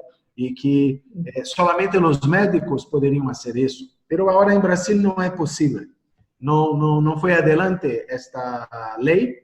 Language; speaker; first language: Spanish; non-native, learner; Portuguese